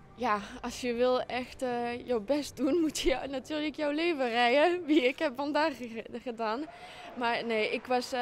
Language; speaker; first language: Dutch; non-native, fluent; French